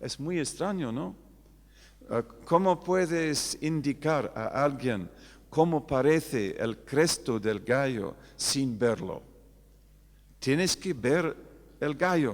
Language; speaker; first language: Spanish; non-native, fluent; English